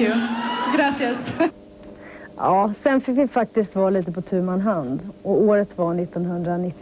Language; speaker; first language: Swedish; native; Swedish